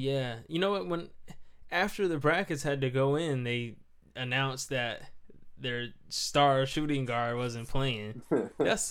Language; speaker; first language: English; native; English